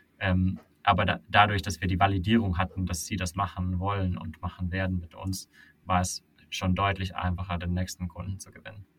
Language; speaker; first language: German; non-native, fluent; Finnish